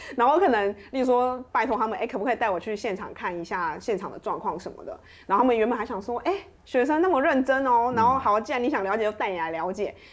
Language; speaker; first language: Chinese; native; Chinese